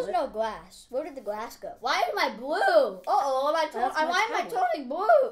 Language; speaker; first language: English; native; English